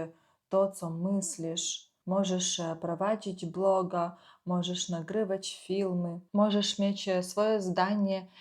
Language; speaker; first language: Polish; non-native, fluent; Ukrainian